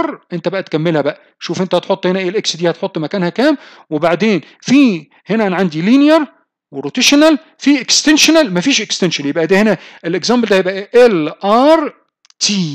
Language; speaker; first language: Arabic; native; Arabic